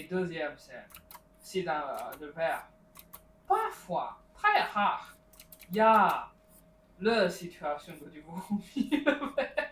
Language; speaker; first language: French; non-native, learner; Chinese